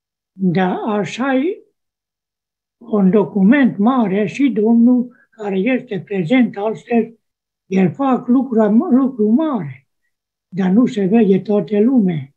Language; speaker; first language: Romanian; non-native, local second language; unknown